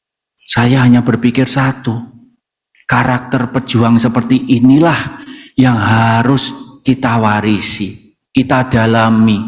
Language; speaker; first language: Indonesian; native; Indonesian